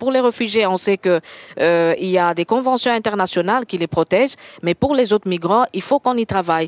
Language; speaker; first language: French; native; French